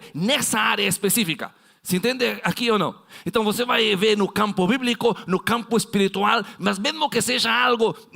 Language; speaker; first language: Portuguese; non-native, fluent; Spanish